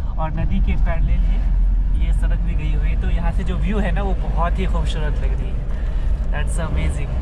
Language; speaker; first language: Hindi; native; Hindi